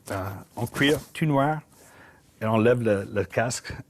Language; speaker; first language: French; non-native, learner; English